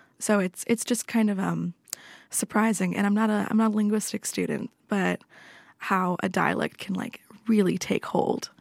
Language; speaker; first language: English; native; English